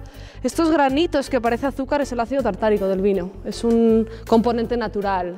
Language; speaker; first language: Spanish; native; Spanish